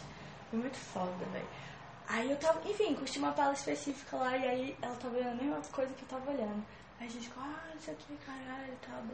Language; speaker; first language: Portuguese; native; Portuguese